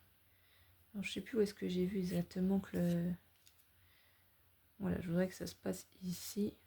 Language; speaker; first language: French; native; French